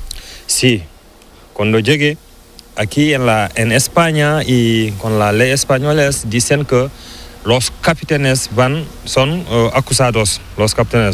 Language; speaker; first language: Spanish; non-native, learner; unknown